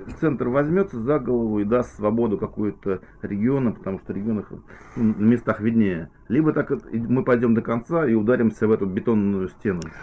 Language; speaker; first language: Russian; native; Russian